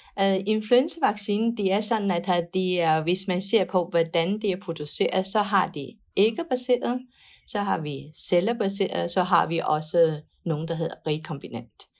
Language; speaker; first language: Danish; non-native, fluent; Chinese